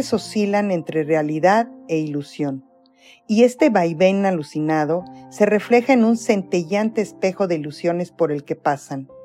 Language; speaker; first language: Spanish; native; Spanish